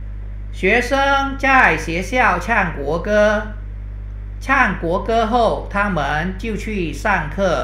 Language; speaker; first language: Chinese; non-native, fluent; Thai